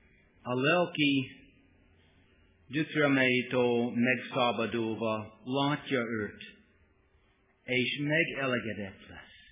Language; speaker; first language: Hungarian; non-native, learner; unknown